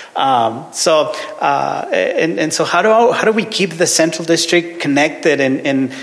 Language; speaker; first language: English; non-native, fluent; Spanish